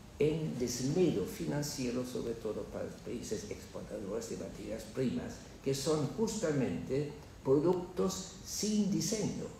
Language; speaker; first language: Spanish; non-native, fluent; German